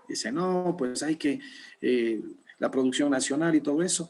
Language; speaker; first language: Spanish; native; Spanish